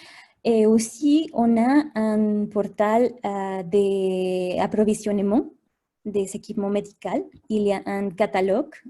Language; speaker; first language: French; non-native, fluent; Spanish